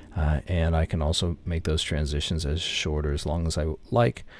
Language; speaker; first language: English; native; English